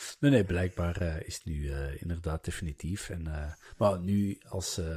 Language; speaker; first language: Dutch; native; Dutch